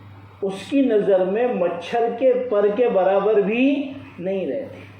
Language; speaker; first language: Urdu; native; Urdu